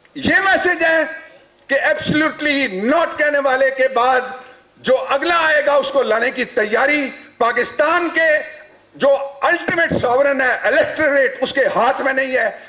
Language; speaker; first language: Urdu; non-native, local second language; Punjabi